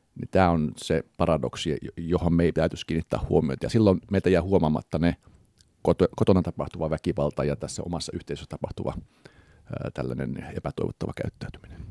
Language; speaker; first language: Finnish; native; Finnish